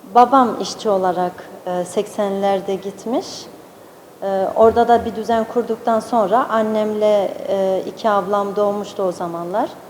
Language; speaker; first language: Turkish; early bilingual, heritage; Turkish